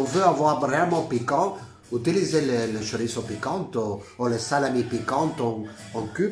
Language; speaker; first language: French; non-native, fluent; Spanish